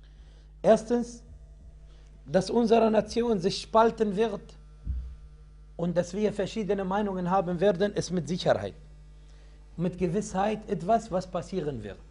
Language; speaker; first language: German; non-native, fluent; Arabic